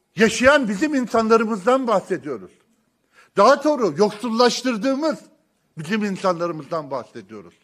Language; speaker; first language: Turkish; native; Turkish